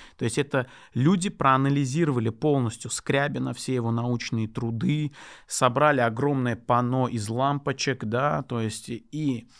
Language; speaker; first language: Russian; non-native, local second language; Lezghian